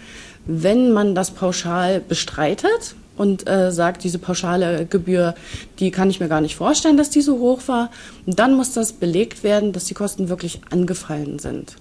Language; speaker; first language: German; native; German